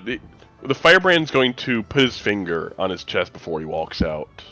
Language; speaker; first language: English; native; English